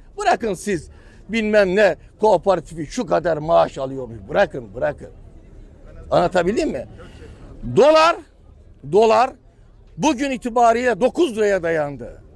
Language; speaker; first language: Turkish; native; Turkish